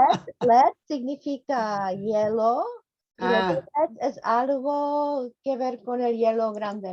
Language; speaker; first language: Spanish; non-native, fluent; Czech